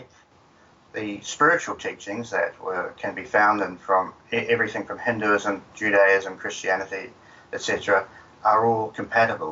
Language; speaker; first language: English; native; English